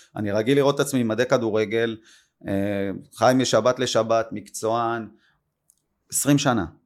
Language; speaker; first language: Hebrew; native; Hebrew